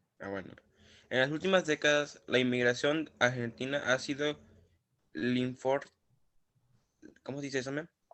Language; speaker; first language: Spanish; early bilingual, heritage; Spanish